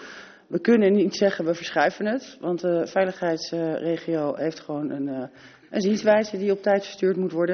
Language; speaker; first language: Dutch; native; Dutch